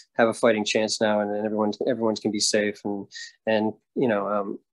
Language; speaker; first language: English; native; English